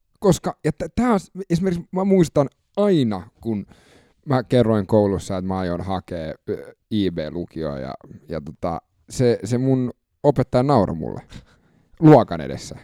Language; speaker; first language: Finnish; native; Finnish